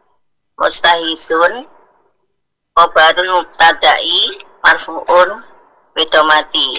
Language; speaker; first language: Arabic; non-native, learner; Indonesian